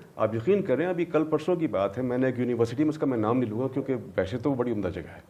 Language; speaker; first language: Urdu; non-native, local second language; Punjabi